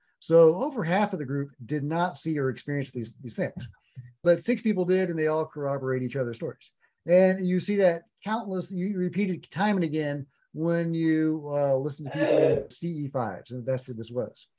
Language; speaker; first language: English; native; English